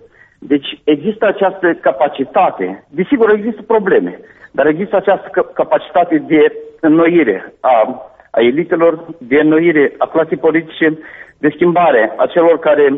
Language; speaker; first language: Romanian; native; Romanian